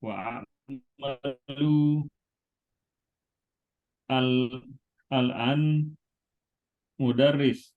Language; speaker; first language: Arabic; non-native, learner; Indonesian